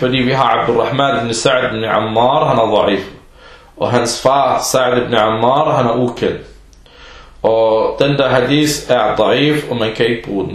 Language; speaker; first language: Danish; early bilingual, other home language; Arabic